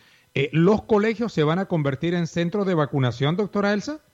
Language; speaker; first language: Spanish; native; Spanish